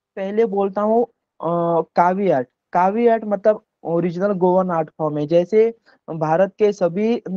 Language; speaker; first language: Hindi; non-native, local second language; Konkani